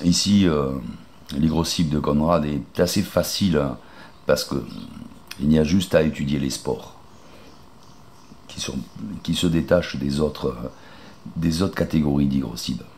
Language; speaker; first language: French; native; French